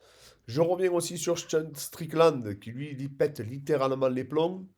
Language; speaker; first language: French; native; French